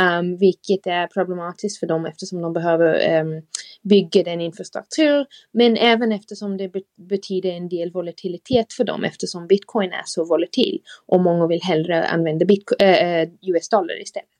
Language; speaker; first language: Swedish; non-native, fluent; English